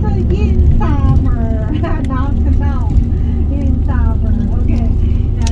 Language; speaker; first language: English; non-native, learner; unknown